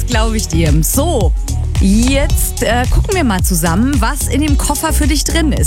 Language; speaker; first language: German; native; German